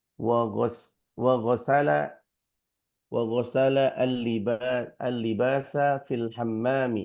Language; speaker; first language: Arabic; non-native, learner; Indonesian